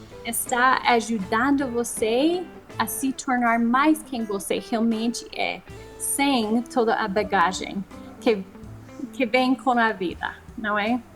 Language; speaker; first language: Portuguese; non-native, fluent; English